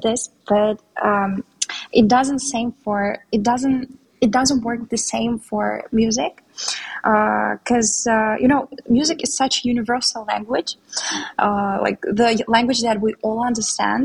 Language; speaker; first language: English; non-native, fluent; Tatar